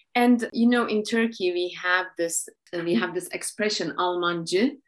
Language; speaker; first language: English; non-native, fluent; Turkish